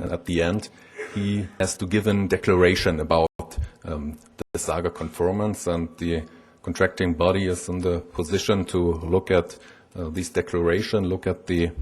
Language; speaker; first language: English; non-native, fluent; German